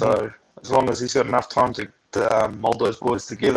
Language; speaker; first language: English; native; English